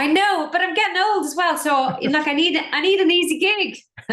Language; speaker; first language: English; native; English